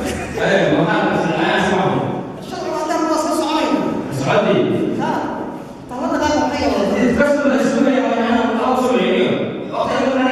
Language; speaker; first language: Indonesian; non-native, learner; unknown